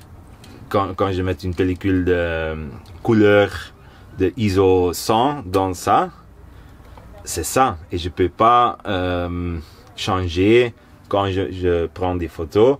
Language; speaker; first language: French; non-native, local second language; Dutch